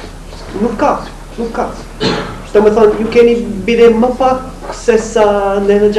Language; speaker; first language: Albanian; non-native, fluent; English